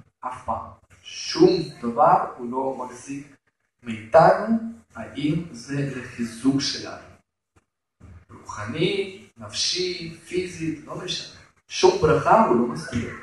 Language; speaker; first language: Hebrew; non-native, fluent; Russian